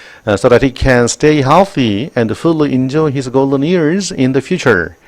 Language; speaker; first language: English; non-native, fluent; Korean